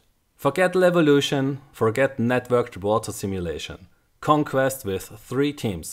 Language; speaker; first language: English; non-native, fluent; German